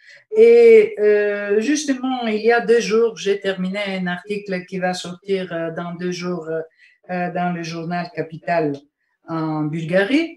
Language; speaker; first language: French; non-native, fluent; Bulgarian